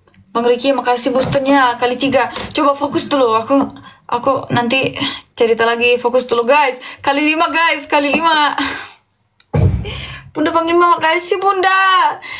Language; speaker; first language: Indonesian; non-native, fluent; Turkish